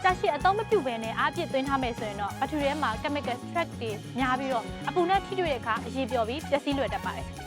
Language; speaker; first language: Burmese; native; Burmese